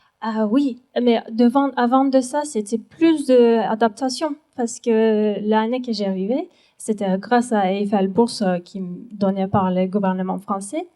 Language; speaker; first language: French; non-native, learner; Turkish